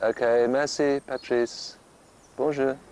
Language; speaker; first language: French; non-native, learner; English